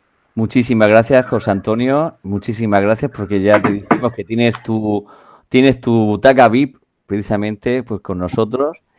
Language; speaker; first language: Spanish; native; Spanish